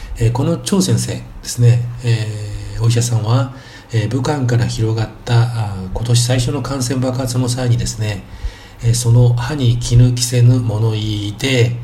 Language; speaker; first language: Japanese; native; Japanese